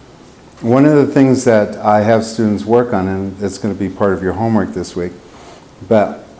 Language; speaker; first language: English; native; English